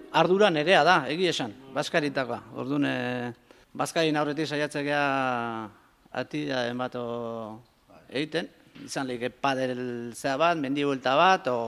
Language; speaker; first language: Basque; native; Basque